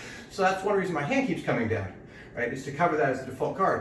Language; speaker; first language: English; native; English